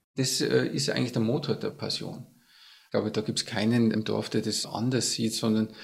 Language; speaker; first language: German; native; German